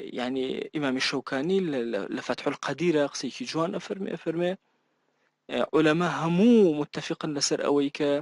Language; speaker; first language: Central Kurdish; non-native, local second language; Gurani